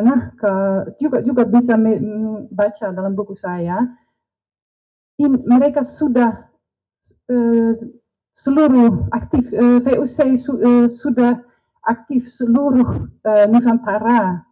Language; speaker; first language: Indonesian; non-native, learner; Dutch